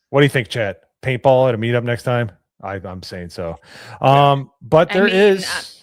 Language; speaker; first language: English; native; English